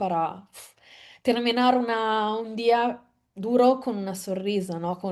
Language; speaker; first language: Spanish; non-native, fluent; Italian